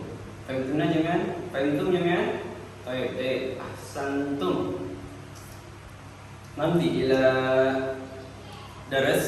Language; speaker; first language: Arabic; non-native, learner; Indonesian